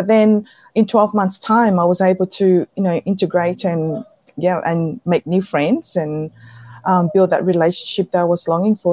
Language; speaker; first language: English; non-native, fluent; Samoan